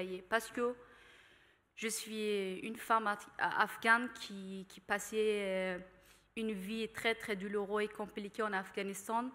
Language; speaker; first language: French; non-native, learner; Persian